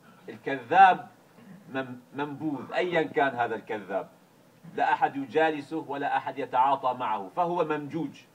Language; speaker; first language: Arabic; native; Arabic